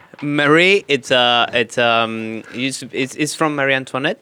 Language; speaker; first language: English; non-native, fluent; Spanish